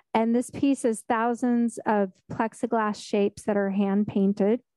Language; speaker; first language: English; native; English